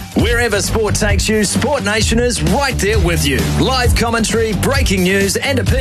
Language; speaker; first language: English; native; English